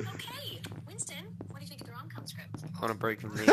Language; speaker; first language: English; non-native, fluent; Polish